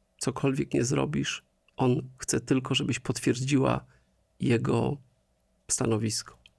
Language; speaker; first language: Polish; native; Polish